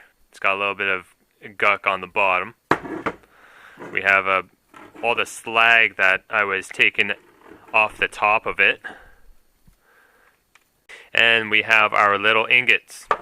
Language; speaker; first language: English; native; English